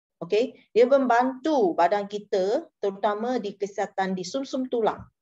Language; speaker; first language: Malay; non-native, local second language; Chinese